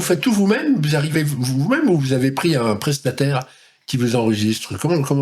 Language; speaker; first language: French; native; French